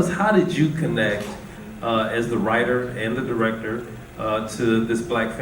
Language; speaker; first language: English; native; English